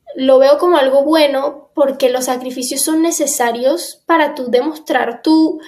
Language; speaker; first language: Spanish; native; Spanish